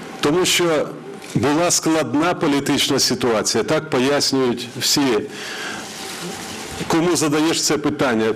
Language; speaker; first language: Ukrainian; non-native, local second language; Russian